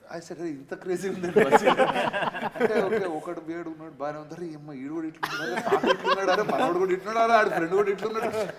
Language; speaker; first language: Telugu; native; Telugu